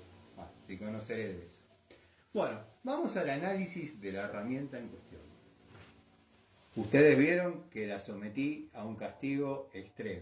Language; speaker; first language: Spanish; native; Spanish